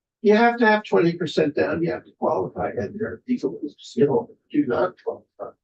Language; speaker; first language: English; native; English